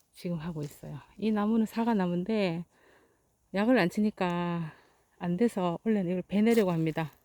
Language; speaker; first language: Korean; native; Korean